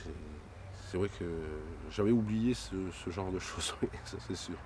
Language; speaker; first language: French; early bilingual, other home language; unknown